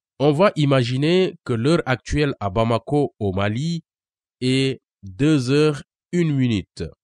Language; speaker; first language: French; non-native, local second language; Wolof